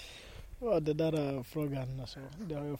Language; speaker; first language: Swedish; early bilingual, other home language; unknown